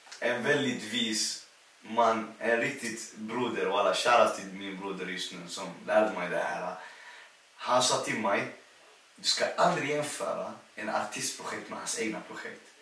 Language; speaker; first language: Swedish; early bilingual, other home language; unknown